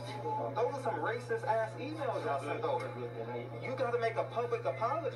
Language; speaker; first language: English; native; English